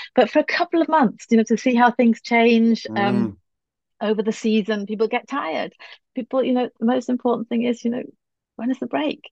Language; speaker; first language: English; native; English